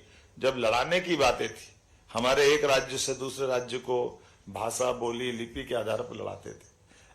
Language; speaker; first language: Hindi; native; Hindi